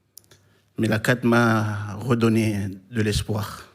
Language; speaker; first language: French; non-native, local second language; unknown